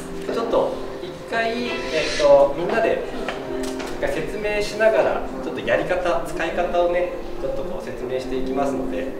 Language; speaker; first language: Japanese; native; Japanese